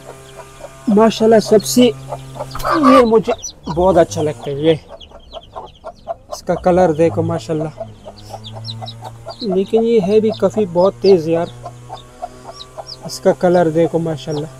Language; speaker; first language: Hindi; non-native, fluent; Pashto